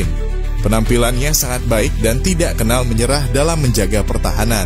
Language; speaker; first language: Indonesian; native; Indonesian